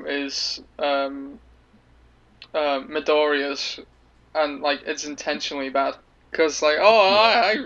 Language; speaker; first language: English; native; English